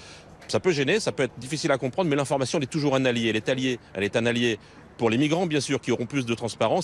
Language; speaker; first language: French; native; French